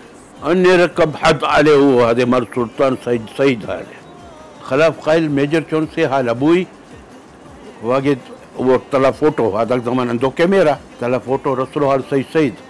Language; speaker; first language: Arabic; non-native, local second language; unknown